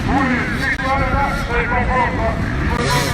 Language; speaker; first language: French; native; French